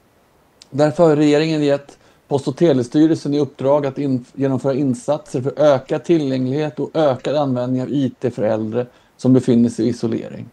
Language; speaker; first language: Swedish; native; Swedish